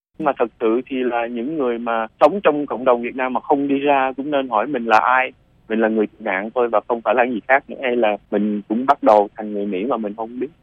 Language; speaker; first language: Vietnamese; early bilingual, other home language; English